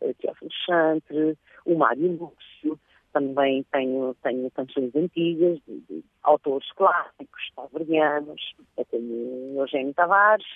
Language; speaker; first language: Portuguese; non-native, local second language; Kabuverdianu